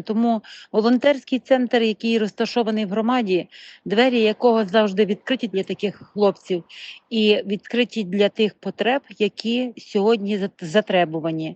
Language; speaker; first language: Ukrainian; native; Ukrainian